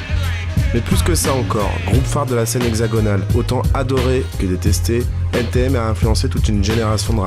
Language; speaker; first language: French; native; French